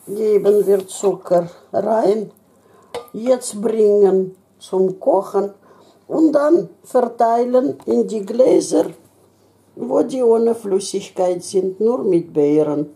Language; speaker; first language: German; non-native, local second language; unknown